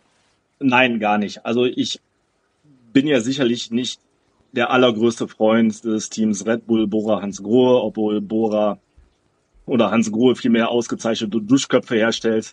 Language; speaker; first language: German; native; German